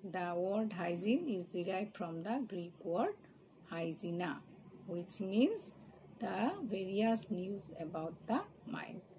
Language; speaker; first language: English; non-native, local second language; Assamese